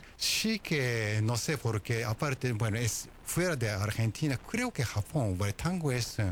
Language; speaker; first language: Spanish; non-native, fluent; Japanese